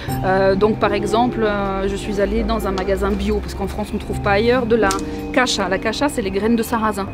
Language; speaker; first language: French; native; French